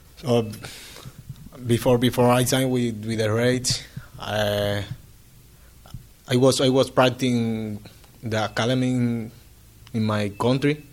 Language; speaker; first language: English; non-native, learner; Spanish